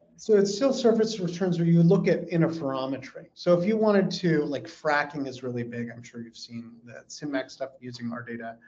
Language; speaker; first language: English; native; English